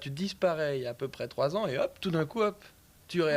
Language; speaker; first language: French; native; French